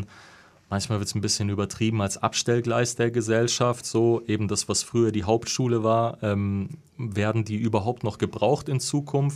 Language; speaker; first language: German; native; German